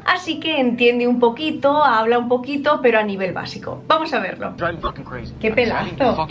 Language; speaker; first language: Spanish; native; Spanish